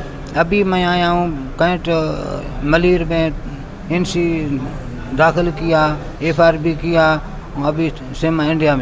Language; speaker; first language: Hindi; non-native, learner; Baluchi